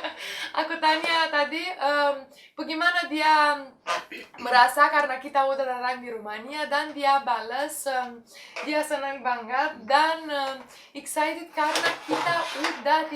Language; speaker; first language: Indonesian; non-native, fluent; Romanian